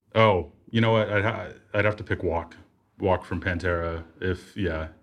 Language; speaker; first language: English; native; English